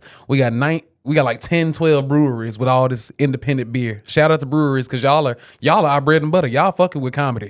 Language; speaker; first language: English; native; English